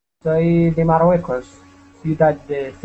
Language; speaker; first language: Spanish; non-native, learner; Arabic